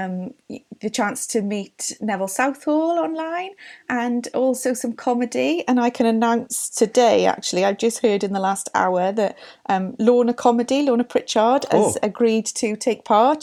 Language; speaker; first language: English; native; English